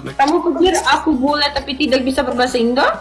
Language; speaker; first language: Indonesian; non-native, learner; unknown